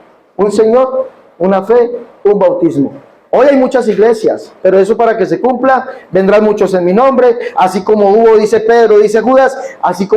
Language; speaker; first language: Spanish; native; Spanish